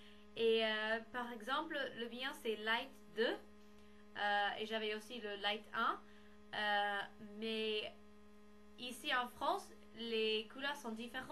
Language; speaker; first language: French; non-native, learner; English